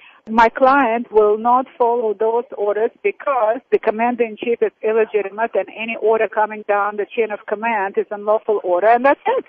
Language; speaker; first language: English; non-native, fluent; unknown